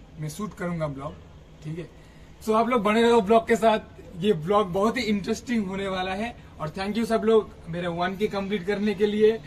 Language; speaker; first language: Hindi; native; Hindi